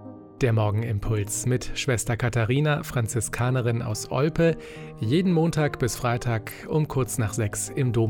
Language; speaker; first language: German; native; German